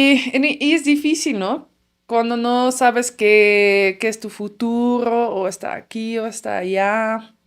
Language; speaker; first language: Spanish; non-native, fluent; Dutch